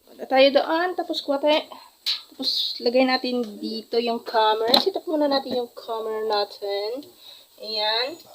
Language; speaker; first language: Filipino; non-native, local second language; Hiligaynon